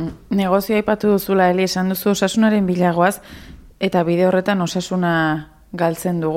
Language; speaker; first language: Basque; native; Basque